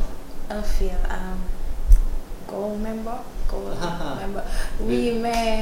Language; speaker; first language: French; non-native, learner; English